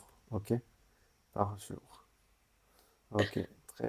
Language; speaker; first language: French; non-native, fluent; Sinhala